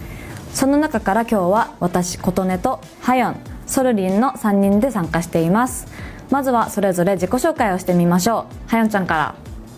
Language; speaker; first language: Japanese; native; Japanese